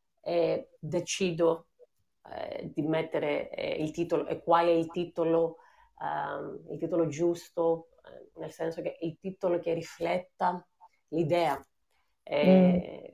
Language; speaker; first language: Italian; non-native, fluent; Greek